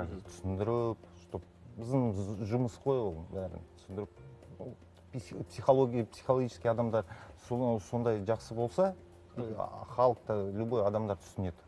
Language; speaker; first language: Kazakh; non-native, local second language; Russian